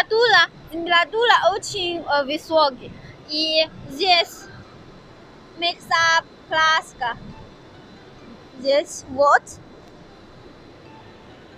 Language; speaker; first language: Russian; non-native, learner; Chinese